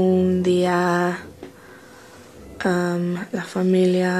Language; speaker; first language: Spanish; non-native, learner; English